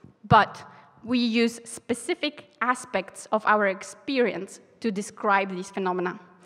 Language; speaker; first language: English; non-native, fluent; Polish